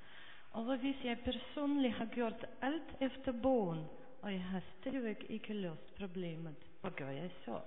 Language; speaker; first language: Danish; non-native, fluent; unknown